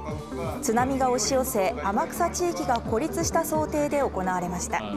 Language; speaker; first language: Japanese; native; Japanese